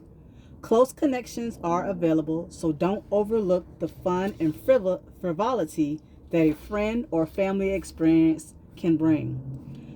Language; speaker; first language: English; native; English